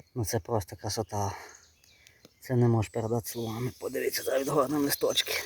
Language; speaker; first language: Ukrainian; native; Ukrainian